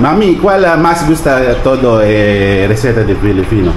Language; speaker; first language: Spanish; non-native, learner; Filipino